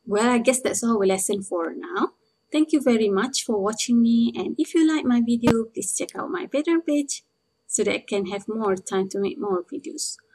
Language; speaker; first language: English; non-native, local second language; Malay